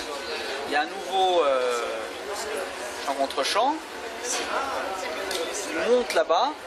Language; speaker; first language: French; native; French